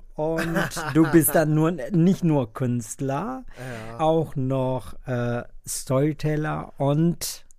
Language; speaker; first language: German; non-native, fluent; Spanish